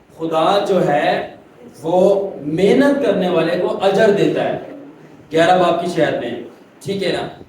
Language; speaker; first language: Urdu; non-native, local second language; Punjabi